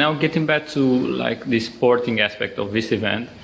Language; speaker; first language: English; non-native, fluent; Romanian